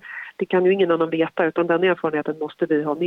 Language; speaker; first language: Swedish; native; Swedish